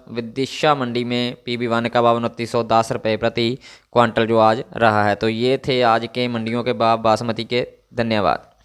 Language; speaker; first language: Hindi; non-native, local second language; Punjabi